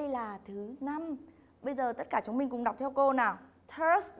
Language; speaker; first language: Vietnamese; native; Vietnamese